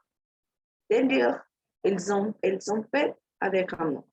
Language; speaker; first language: French; non-native, learner; Spanish